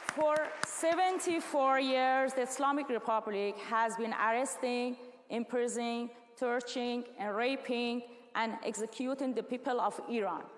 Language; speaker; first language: English; non-native, learner; Persian